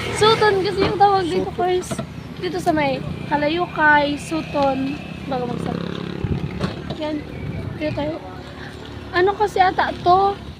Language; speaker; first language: Filipino; non-native, local second language; Bikol